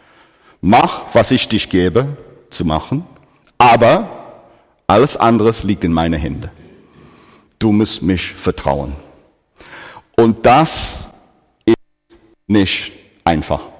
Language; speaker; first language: German; non-native, fluent; English